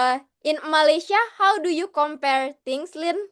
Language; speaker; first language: English; non-native, learner; Indonesian